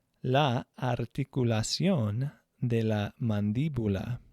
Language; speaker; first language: Spanish; non-native, fluent; English